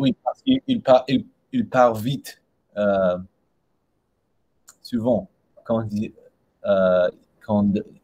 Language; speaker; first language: French; non-native, learner; English